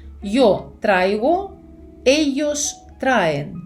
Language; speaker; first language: Spanish; non-native, fluent; Ukrainian